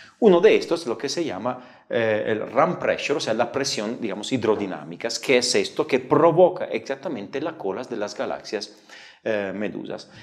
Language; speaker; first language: Spanish; non-native, fluent; Italian